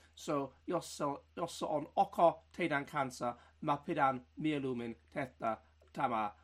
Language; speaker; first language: Finnish; non-native, learner; English